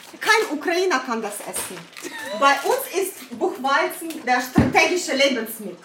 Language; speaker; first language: German; non-native, fluent; Ukrainian